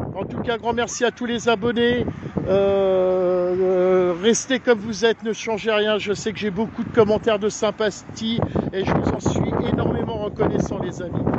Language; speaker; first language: French; native; French